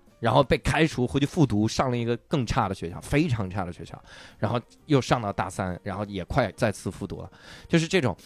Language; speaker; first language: Chinese; native; Chinese